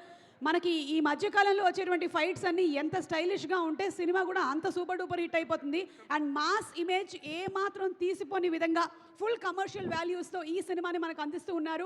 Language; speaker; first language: Telugu; native; Telugu